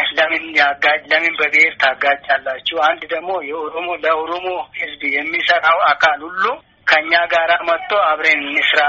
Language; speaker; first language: Amharic; non-native, local second language; Oromo